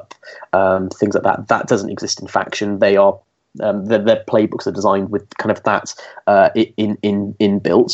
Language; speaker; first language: English; native; English